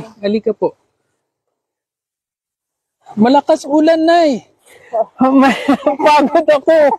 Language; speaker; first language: Filipino; non-native, local second language; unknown